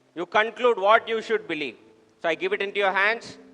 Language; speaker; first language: English; non-native, local second language; Tamil